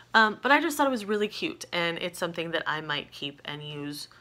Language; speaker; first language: English; native; English